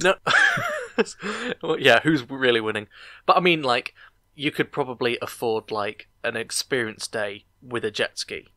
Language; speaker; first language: English; native; English